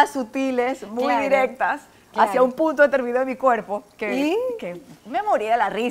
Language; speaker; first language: Spanish; native; Spanish